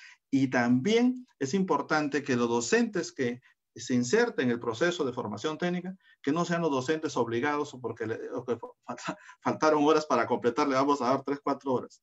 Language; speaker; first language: Spanish; native; Spanish